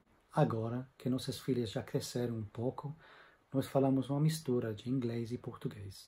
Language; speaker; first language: Portuguese; non-native, fluent; English